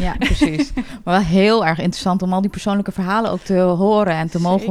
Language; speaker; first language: Dutch; native; Dutch